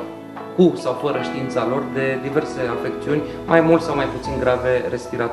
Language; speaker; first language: Romanian; native; Romanian